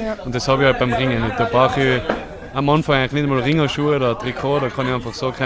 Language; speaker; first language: German; native; German